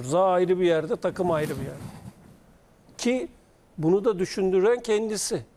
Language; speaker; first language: Turkish; native; Turkish